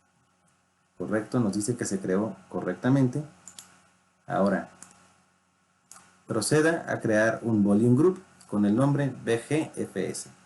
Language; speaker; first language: Spanish; native; Spanish